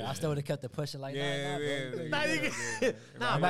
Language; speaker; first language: English; native; English